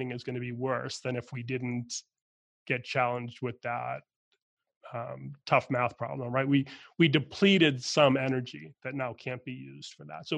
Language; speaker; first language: English; native; English